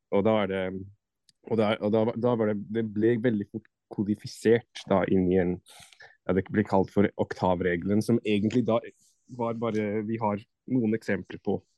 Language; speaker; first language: Norwegian; non-native, fluent; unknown